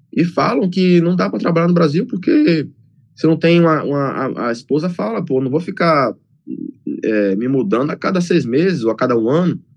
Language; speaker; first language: Portuguese; native; Portuguese